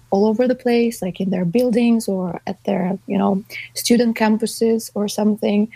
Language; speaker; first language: English; non-native, fluent; Russian